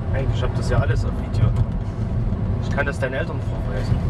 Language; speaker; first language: German; native; German